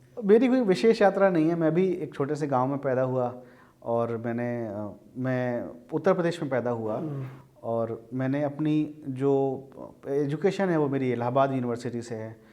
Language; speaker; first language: Hindi; native; Hindi